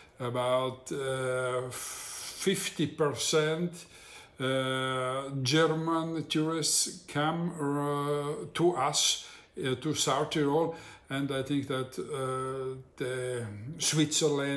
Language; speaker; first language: English; non-native, learner; Italian